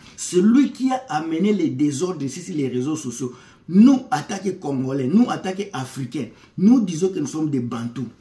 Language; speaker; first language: French; non-native, local second language; Lingala